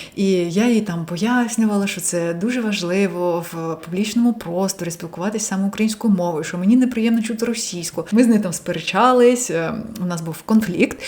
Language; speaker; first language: Ukrainian; non-native, local second language; Russian